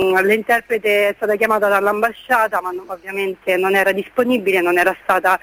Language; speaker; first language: Italian; native; Italian